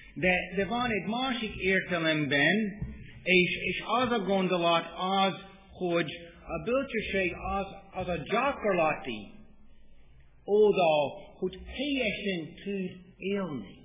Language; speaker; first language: Hungarian; non-native, fluent; English